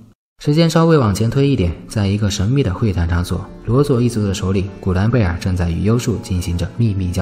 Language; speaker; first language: Chinese; native; Chinese